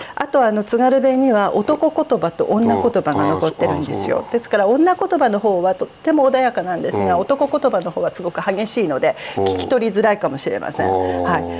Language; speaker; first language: Japanese; native; Japanese